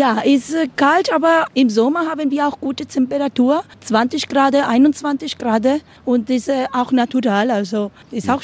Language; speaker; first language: German; non-native, learner; Spanish